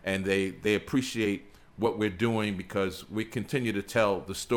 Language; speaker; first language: English; native; English